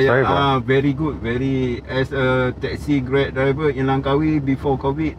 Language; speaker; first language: English; non-native, learner; Malay